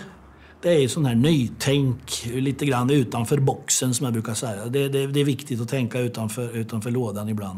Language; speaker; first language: Swedish; native; Swedish